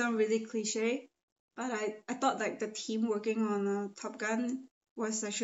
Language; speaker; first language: English; non-native, local second language; Chinese